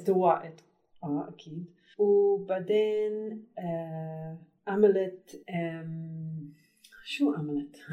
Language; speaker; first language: Arabic; non-native, learner; English